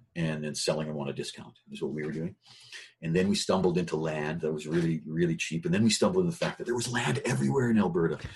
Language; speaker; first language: English; native; English